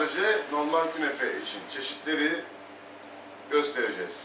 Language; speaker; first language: Turkish; native; Turkish